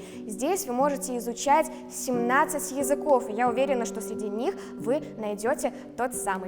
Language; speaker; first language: Russian; native; Russian